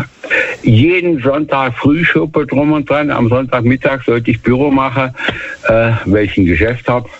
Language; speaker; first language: German; native; German